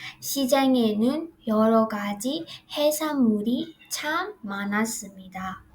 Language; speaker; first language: Korean; non-native, fluent; Burmese